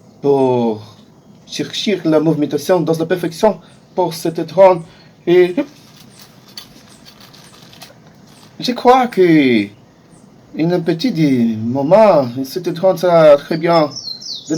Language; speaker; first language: French; non-native, learner; Portuguese